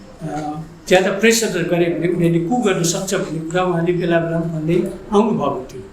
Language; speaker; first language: Nepali; native; Nepali